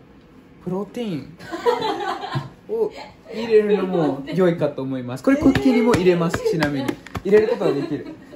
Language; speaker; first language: Japanese; non-native, fluent; English